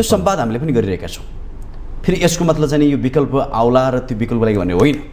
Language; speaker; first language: Nepali; native; Nepali